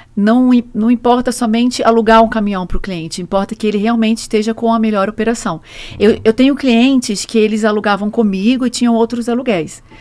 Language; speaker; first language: Portuguese; native; Portuguese